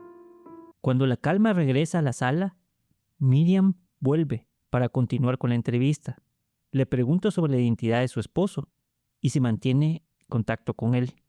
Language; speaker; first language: Spanish; native; Spanish